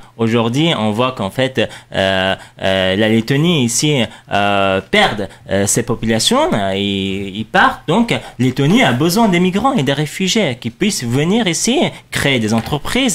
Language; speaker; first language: French; non-native, fluent; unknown